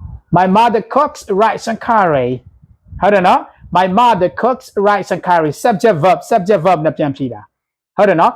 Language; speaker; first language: English; non-native, fluent; Burmese